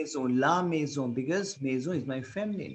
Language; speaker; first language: French; non-native, fluent; Hindi